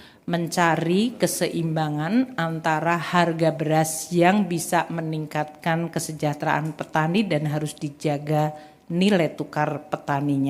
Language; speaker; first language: Indonesian; native; Indonesian